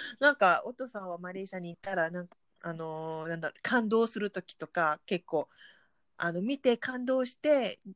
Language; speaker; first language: Japanese; non-native, fluent; Malay